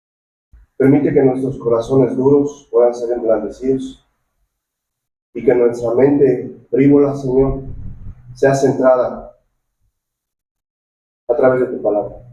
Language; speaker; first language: Spanish; native; Spanish